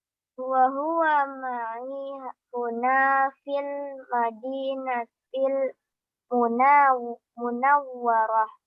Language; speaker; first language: Arabic; non-native, learner; Indonesian